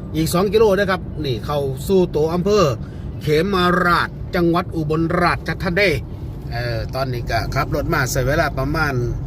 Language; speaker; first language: Thai; native; Thai